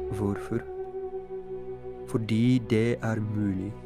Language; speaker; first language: Norwegian; non-native, fluent; Polish